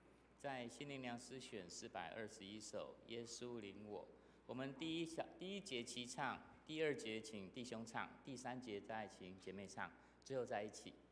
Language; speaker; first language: Chinese; native; Chinese